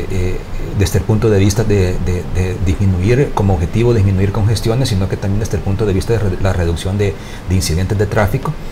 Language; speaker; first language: Spanish; native; Spanish